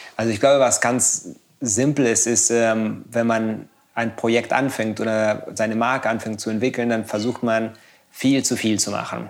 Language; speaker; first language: German; non-native, fluent; Spanish